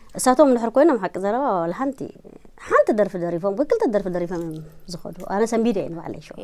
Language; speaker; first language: Tigrinya; native; Tigrinya